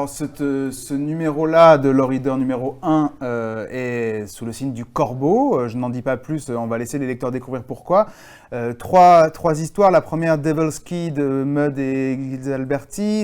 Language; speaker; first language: French; native; French